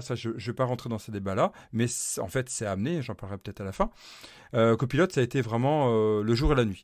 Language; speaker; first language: French; native; French